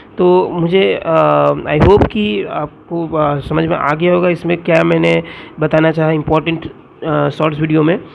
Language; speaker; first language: Hindi; non-native, local second language; Bangla